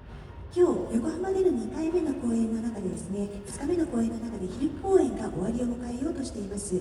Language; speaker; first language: Japanese; native; Japanese